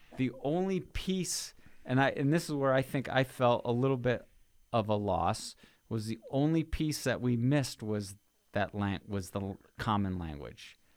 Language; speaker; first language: English; native; English